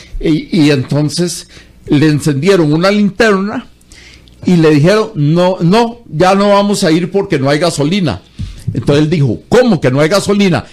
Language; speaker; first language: Spanish; native; Spanish